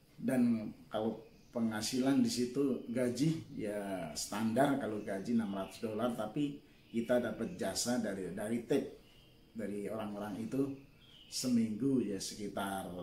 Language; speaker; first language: Indonesian; non-native, local second language; Javanese